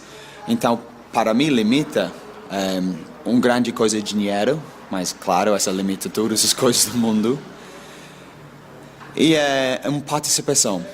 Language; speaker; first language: Portuguese; non-native, learner; English